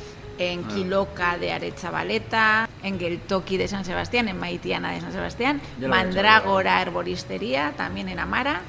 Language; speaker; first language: Spanish; native; Spanish